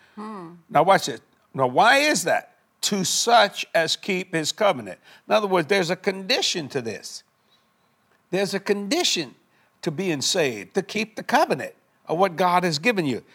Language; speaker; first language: English; native; English